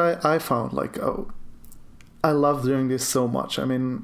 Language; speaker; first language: English; non-native, fluent; Hebrew